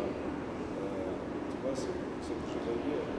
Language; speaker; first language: French; non-native, fluent; English